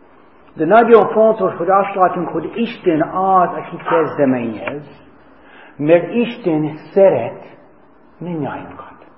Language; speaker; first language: Hungarian; non-native, fluent; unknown